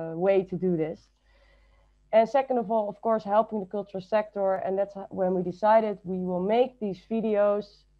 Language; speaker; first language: English; non-native, fluent; Dutch